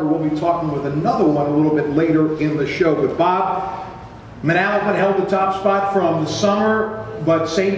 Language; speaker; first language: English; native; English